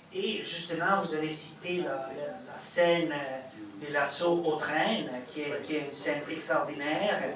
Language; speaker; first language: French; non-native, fluent; Italian